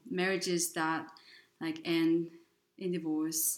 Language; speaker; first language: English; non-native, fluent; Japanese